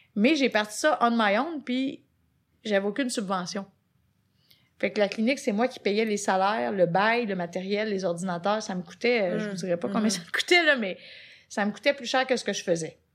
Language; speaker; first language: French; native; French